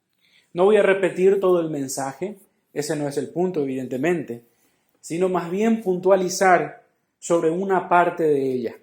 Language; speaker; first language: Spanish; native; Spanish